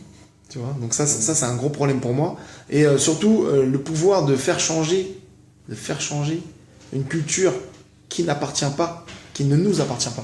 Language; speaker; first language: French; native; French